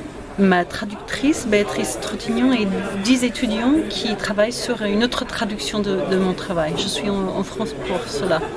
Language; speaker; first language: French; non-native, fluent; English